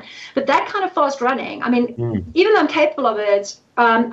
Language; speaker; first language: English; native; English